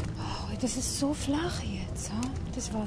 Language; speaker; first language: German; native; German